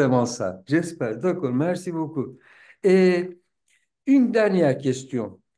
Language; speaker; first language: French; non-native, fluent; Turkish